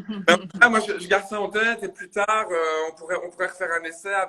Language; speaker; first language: French; native; French